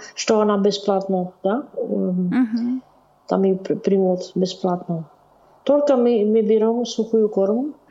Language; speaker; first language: Russian; non-native, learner; Czech